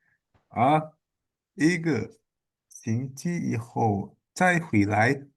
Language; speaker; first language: Chinese; non-native, learner; Indonesian